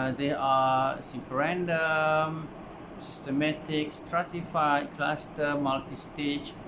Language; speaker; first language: English; non-native, local second language; Malay